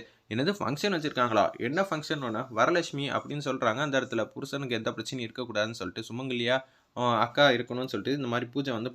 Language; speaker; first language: Tamil; native; Tamil